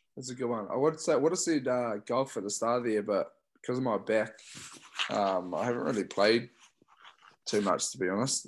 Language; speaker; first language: English; native; English